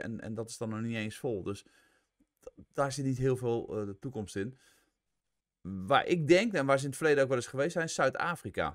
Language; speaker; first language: Dutch; native; Dutch